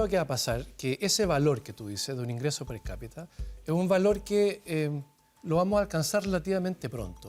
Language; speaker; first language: Spanish; native; Spanish